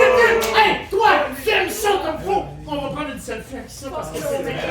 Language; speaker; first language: French; native; French